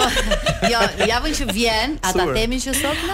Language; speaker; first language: Albanian; native; Albanian